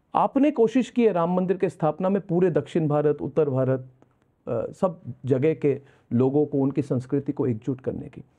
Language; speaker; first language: Hindi; non-native, local second language; Bangla